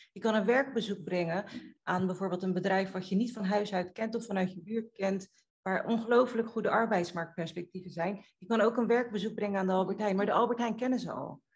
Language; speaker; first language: Dutch; early bilingual, other home language; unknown